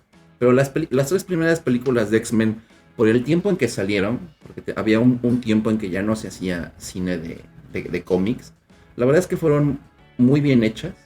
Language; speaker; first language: Spanish; native; Spanish